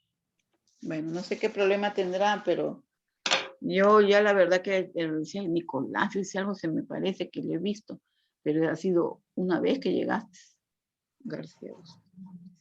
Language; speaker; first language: Spanish; native; Spanish